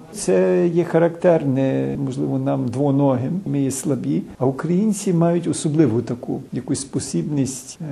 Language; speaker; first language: Ukrainian; early bilingual, heritage; Ukrainian